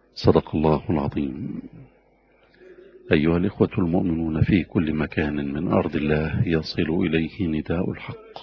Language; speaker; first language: Arabic; native; Arabic